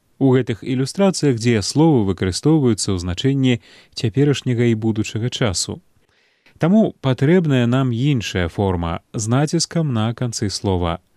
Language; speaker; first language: Belarusian; native; Belarusian